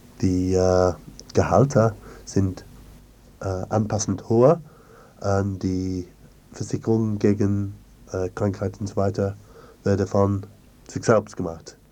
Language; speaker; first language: German; non-native, learner; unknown